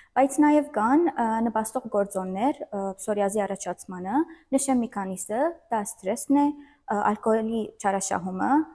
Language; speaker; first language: Armenian; native; Armenian